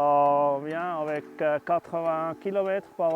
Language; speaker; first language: French; non-native, learner; German